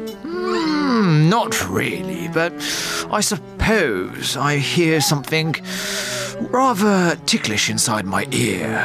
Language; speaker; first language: English; native; English